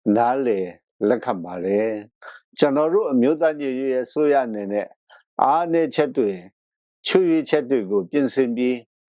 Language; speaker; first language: Burmese; non-native, local second language; Kachin